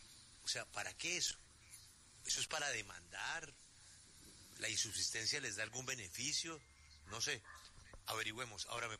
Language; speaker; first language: Spanish; native; Spanish